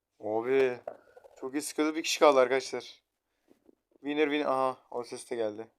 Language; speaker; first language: Turkish; native; Turkish